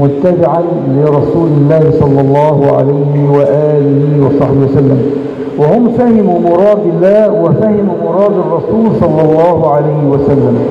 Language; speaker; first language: Arabic; native; Arabic